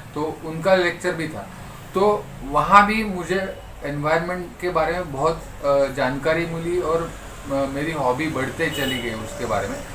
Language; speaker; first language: Hindi; non-native, local second language; Marathi